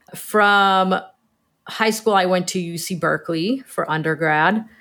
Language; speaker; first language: English; early bilingual, other home language; Hebrew